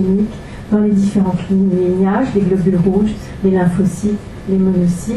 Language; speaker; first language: French; native; French